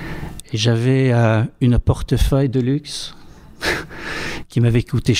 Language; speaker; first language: French; non-native, fluent; English